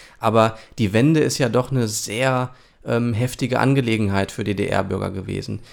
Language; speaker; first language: German; early bilingual, other home language; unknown